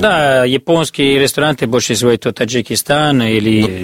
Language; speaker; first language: Russian; non-native, learner; Italian